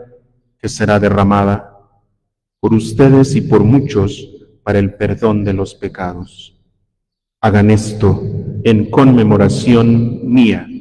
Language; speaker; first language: Spanish; native; Spanish